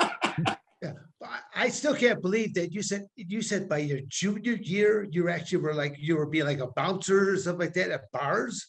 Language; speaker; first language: English; native; English